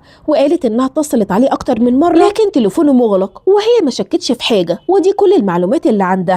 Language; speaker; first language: Arabic; native; Arabic